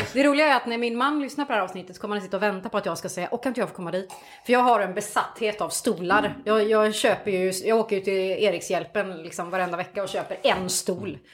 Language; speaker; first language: Swedish; native; Swedish